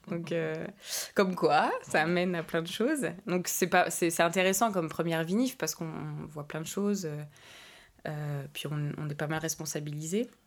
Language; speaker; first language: French; native; French